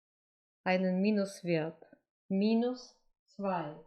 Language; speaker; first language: German; non-native, fluent; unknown